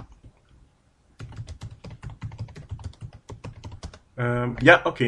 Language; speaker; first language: English; non-native, fluent; French